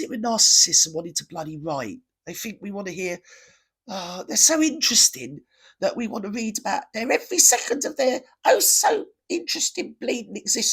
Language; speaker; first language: English; native; English